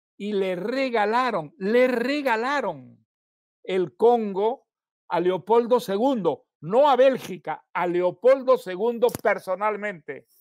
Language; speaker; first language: Spanish; native; Spanish